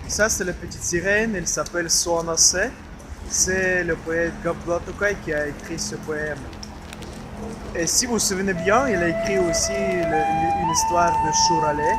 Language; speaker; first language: French; non-native, fluent; Russian